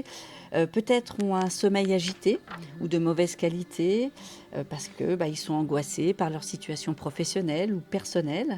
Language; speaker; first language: French; native; French